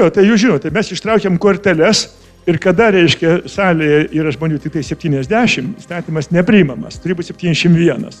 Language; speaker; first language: Lithuanian; native; Lithuanian